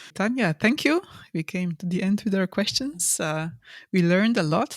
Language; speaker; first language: English; non-native, fluent; Slovenian